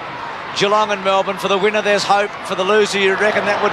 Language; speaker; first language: English; native; English